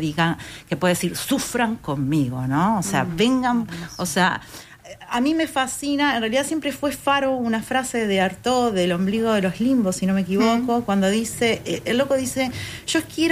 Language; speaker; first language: Spanish; native; Spanish